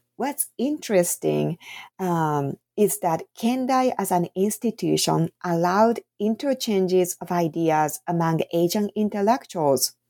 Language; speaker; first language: English; non-native, fluent; Japanese